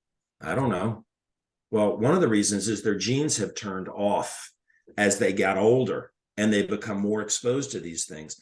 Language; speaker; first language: English; native; English